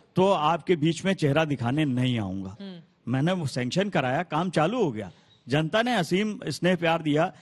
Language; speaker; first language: Hindi; native; Hindi